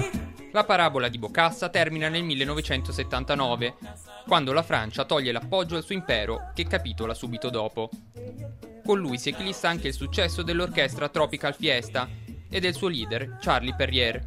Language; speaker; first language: Italian; native; Italian